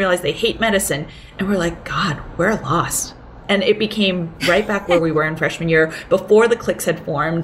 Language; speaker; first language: English; early bilingual, other home language; Cantonese